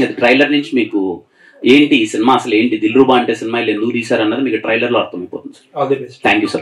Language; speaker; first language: Telugu; native; Telugu